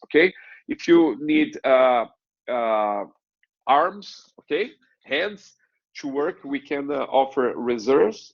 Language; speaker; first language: English; non-native, learner; Portuguese